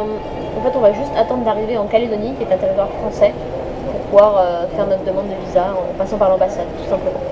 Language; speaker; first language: French; native; French